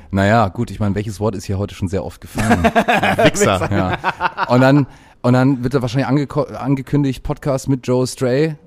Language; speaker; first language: German; native; German